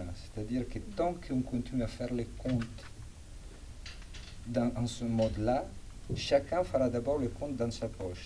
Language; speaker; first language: French; non-native, fluent; Italian